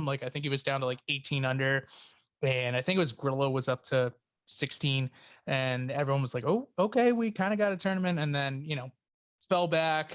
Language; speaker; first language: English; native; English